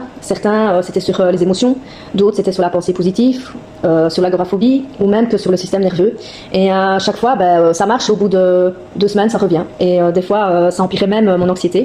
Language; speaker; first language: French; native; French